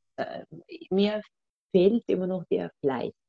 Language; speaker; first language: German; non-native, fluent; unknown